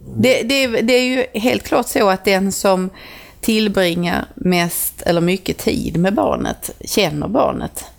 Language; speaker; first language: Swedish; native; Swedish